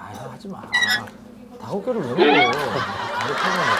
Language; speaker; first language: Korean; native; Korean